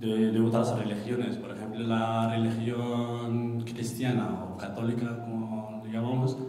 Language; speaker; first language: Spanish; non-native, fluent; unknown